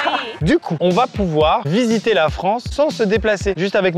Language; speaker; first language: French; native; French